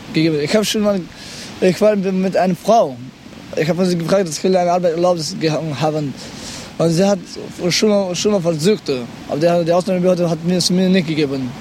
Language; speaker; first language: German; non-native, learner; Pashto